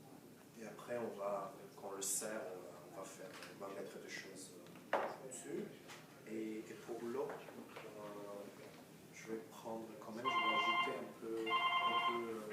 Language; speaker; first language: French; non-native, fluent; Hebrew